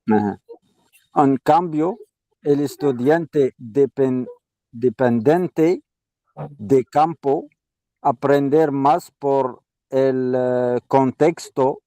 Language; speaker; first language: Spanish; non-native, learner; Arabic